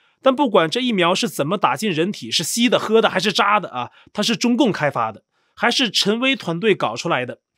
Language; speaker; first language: Chinese; native; Chinese